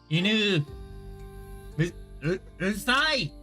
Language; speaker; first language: Japanese; non-native, learner; English